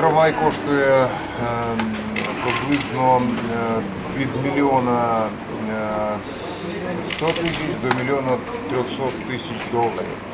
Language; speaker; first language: Ukrainian; native; Ukrainian